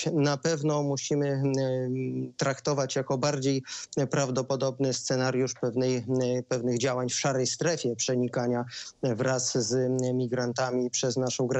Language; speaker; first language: Polish; native; Polish